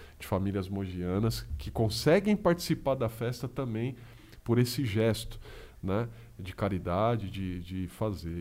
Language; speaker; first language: Portuguese; native; Portuguese